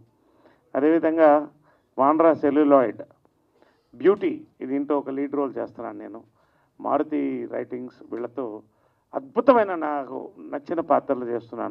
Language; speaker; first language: Telugu; native; Telugu